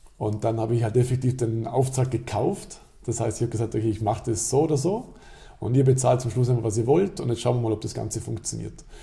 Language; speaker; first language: German; native; German